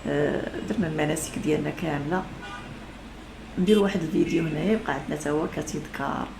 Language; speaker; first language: Arabic; native; Arabic